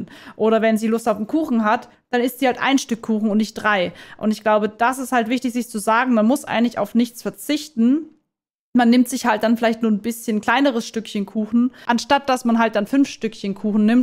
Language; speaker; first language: German; native; German